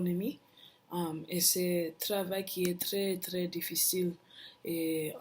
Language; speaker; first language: French; non-native, learner; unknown